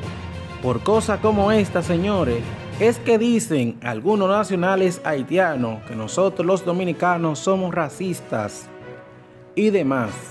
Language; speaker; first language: Spanish; native; Spanish